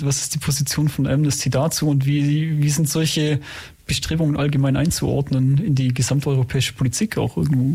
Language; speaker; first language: German; native; German